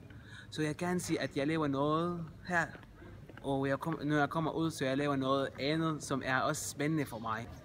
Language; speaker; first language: Danish; non-native, fluent; Arabic